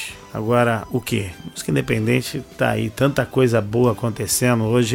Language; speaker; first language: Portuguese; native; Portuguese